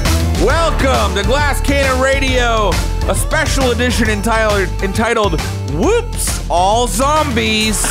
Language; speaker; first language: English; native; English